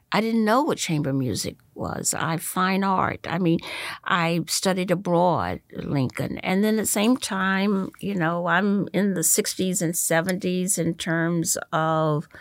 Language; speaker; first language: English; native; English